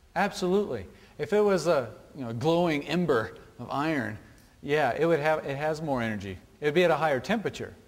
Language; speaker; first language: English; native; English